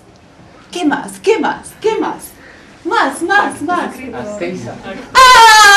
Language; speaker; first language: Spanish; non-native, fluent; Bulgarian